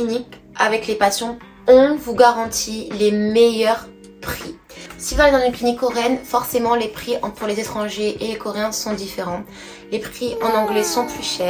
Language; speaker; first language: French; native; French